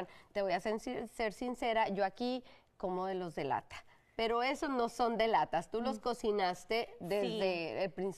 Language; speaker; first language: Spanish; native; Spanish